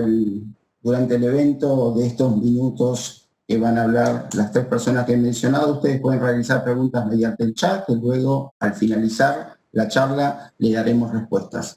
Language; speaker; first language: Spanish; native; Spanish